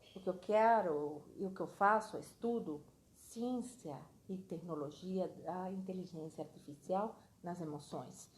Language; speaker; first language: Portuguese; non-native, fluent; Spanish